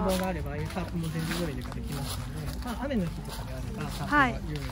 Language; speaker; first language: Japanese; native; Japanese